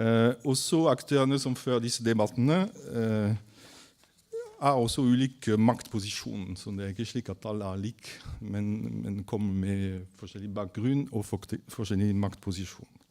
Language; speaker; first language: Norwegian; non-native, fluent; French